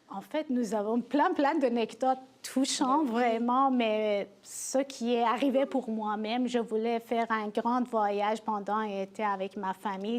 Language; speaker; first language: French; non-native, fluent; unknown